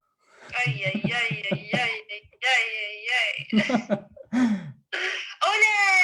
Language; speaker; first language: French; native; French